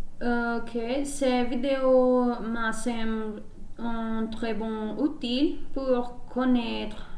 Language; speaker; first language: French; non-native, learner; Spanish